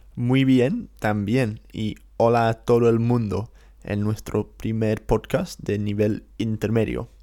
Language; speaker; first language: Spanish; non-native, fluent; English